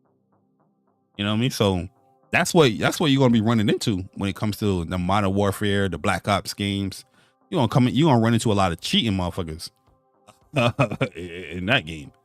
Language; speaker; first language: English; native; English